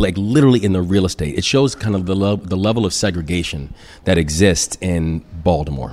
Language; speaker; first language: English; native; English